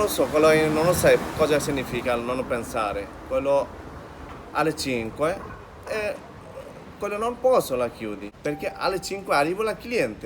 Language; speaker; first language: Italian; non-native, learner; Bangla